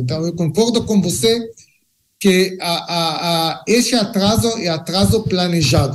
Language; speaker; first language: Portuguese; non-native, learner; Hebrew